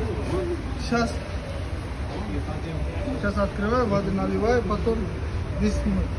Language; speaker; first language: Russian; non-native, local second language; Uzbek